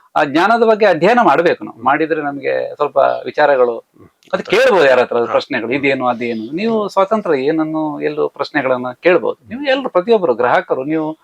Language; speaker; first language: Kannada; native; Kannada